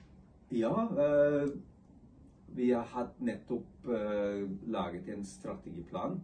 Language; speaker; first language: Norwegian; non-native, fluent; English